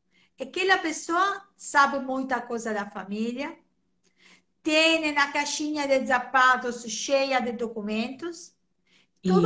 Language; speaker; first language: Portuguese; non-native, fluent; Italian